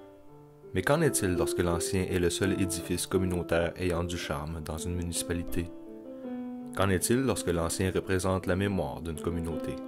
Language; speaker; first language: French; native; French